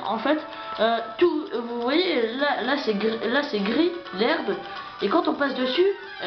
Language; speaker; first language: French; native; French